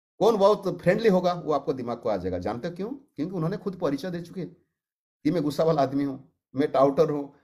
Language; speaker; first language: Hindi; non-native, local second language; Odia